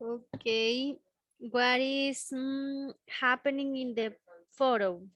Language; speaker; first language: English; non-native, learner; Spanish